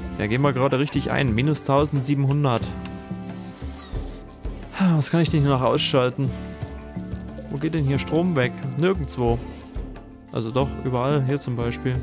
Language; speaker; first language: German; native; German